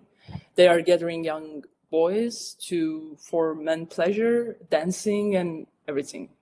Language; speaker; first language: English; non-native, fluent; Turkish